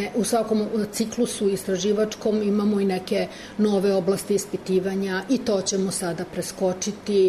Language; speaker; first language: Serbian; native; Serbian